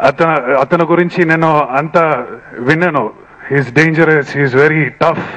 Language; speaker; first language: Telugu; non-native, learner; Malayalam